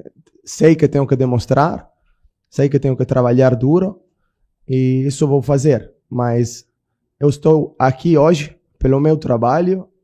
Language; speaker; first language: Portuguese; non-native, fluent; Italian